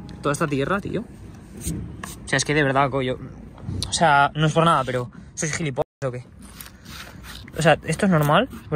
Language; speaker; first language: Spanish; native; Spanish